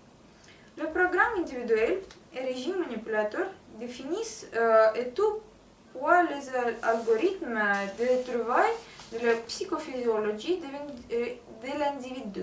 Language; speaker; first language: French; non-native, learner; Russian